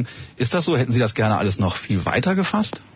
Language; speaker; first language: German; native; German